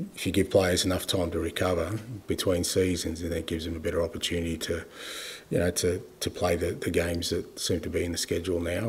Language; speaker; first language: English; native; English